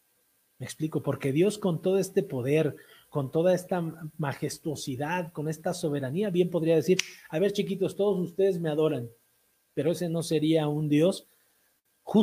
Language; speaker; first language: Spanish; native; Spanish